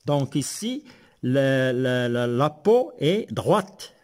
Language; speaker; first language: French; non-native, local second language; Arabic